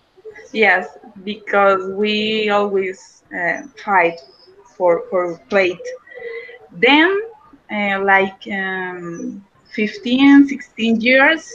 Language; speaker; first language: English; non-native, learner; Spanish